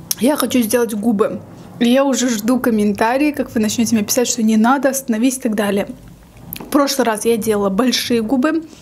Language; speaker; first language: Russian; native; Russian